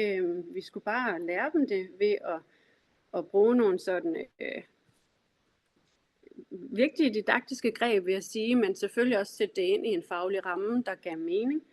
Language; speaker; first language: Danish; native; Danish